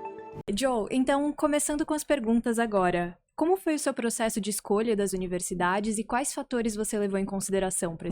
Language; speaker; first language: Portuguese; native; Portuguese